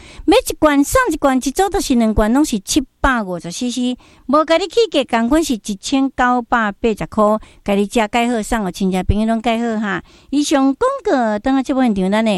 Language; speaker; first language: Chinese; native; Chinese